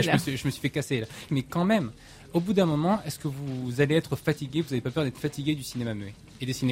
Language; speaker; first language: French; native; French